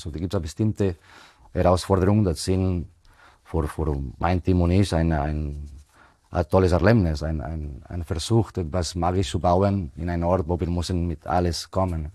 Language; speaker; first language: German; non-native, fluent; Spanish